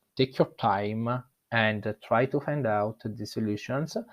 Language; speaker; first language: English; non-native, fluent; Italian